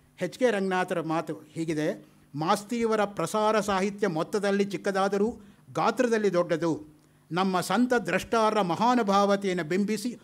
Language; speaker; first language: Kannada; native; Kannada